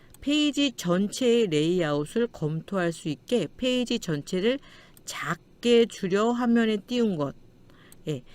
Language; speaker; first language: Korean; native; Korean